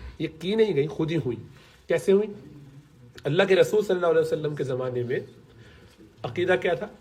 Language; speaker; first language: Urdu; native; Urdu